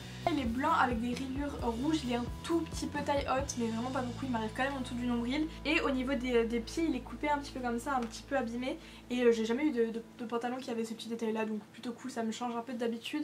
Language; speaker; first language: French; native; French